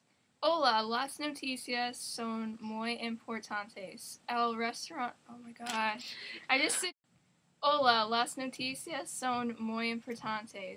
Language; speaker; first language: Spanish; non-native, learner; English